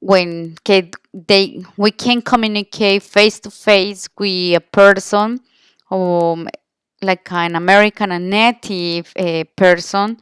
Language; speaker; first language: English; non-native, learner; Spanish